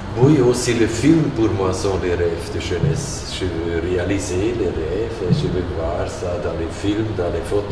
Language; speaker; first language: French; non-native, learner; German